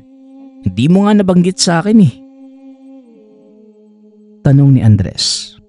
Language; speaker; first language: Filipino; native; Filipino